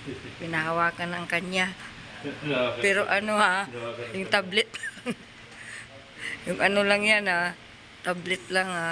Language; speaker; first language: Filipino; non-native, local second language; Cebuano